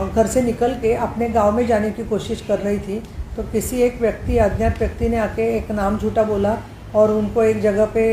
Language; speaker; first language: Hindi; non-native, local second language; Marathi